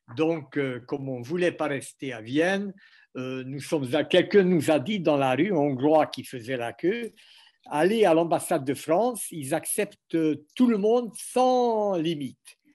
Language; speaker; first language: French; non-native, fluent; Hungarian